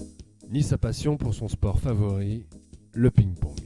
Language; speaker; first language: French; native; French